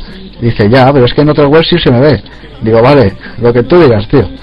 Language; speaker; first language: Spanish; native; Spanish